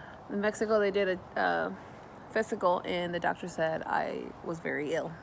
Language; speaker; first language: English; early bilingual, other home language; Spanish